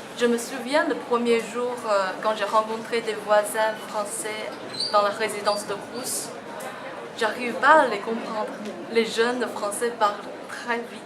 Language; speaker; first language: French; non-native, fluent; Chinese